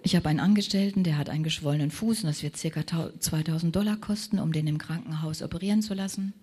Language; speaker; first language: German; native; German